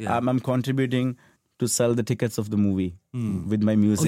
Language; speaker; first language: English; non-native, local second language; Punjabi